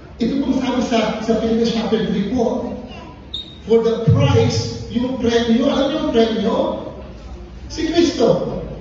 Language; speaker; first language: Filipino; native; Filipino